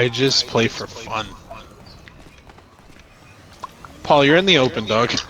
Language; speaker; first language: English; native; English